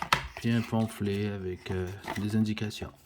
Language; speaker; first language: French; native; French